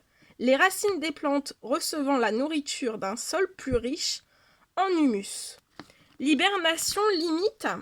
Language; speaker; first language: French; native; French